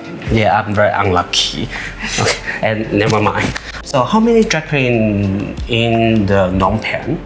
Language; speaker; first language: English; non-native, learner; Chinese